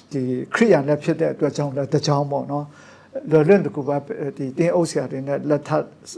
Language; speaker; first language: Burmese; non-native, local second language; Kachin